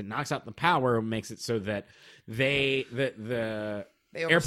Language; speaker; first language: English; native; English